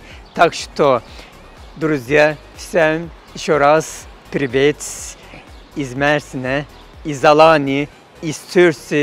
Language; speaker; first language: Russian; non-native, fluent; Turkish